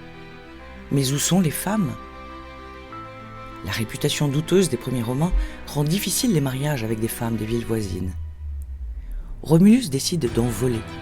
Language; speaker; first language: French; native; French